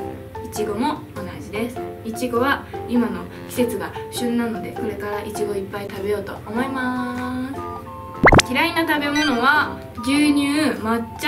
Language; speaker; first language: Japanese; native; Japanese